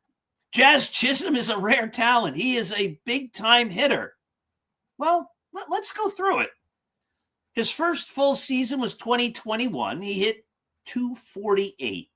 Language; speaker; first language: English; native; English